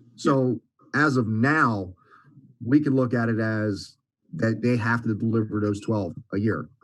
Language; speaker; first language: English; native; English